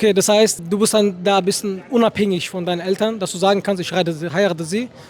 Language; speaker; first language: German; early bilingual, other home language; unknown